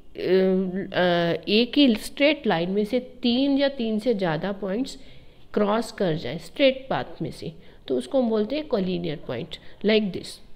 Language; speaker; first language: Hindi; native; Hindi